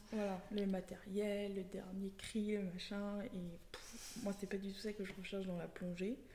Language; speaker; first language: French; native; French